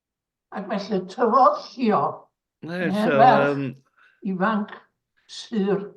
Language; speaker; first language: Welsh; native; Welsh